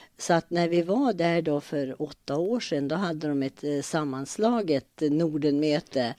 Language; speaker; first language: Swedish; native; Swedish